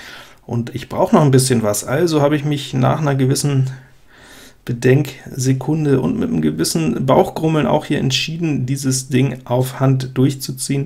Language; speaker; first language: German; native; German